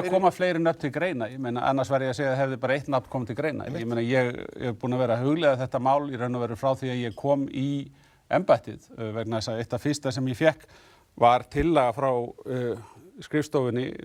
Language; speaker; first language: Icelandic; native; Icelandic